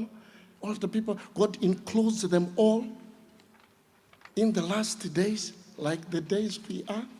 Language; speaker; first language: English; non-native, local second language; Shona